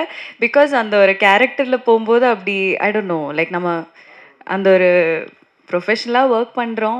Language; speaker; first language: Tamil; non-native, local second language; Malayalam